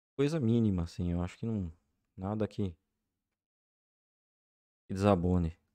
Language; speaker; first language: Portuguese; native; Portuguese